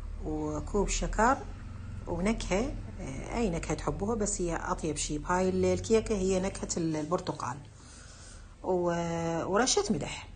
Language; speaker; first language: Arabic; native; Arabic